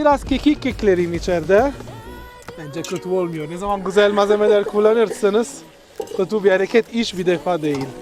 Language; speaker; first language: Turkish; non-native, learner; Italian